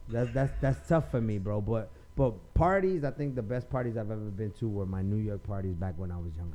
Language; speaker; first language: English; early bilingual, other home language; Spanish